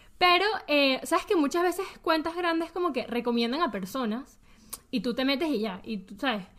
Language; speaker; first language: Spanish; early bilingual, heritage; Spanish